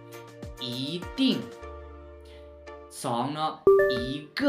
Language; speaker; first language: Chinese; non-native, fluent; Lao